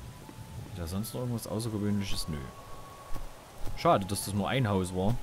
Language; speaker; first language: German; native; German